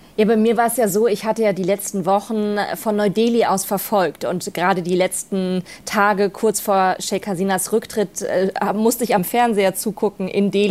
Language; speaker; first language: German; native; German